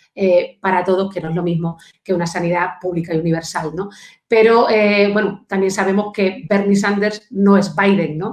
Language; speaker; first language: Spanish; native; Spanish